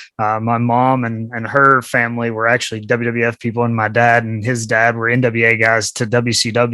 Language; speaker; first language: English; native; English